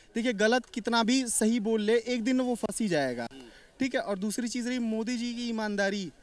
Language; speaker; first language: Hindi; native; Hindi